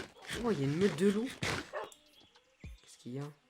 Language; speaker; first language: French; native; French